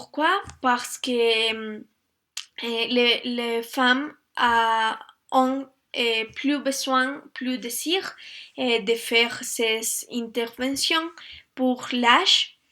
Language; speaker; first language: French; non-native, learner; Spanish